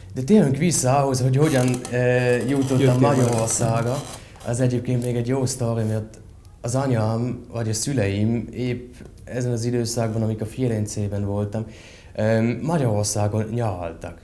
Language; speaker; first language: Hungarian; non-native, fluent; German